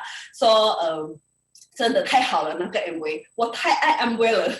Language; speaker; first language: Chinese; early bilingual, heritage; Indonesian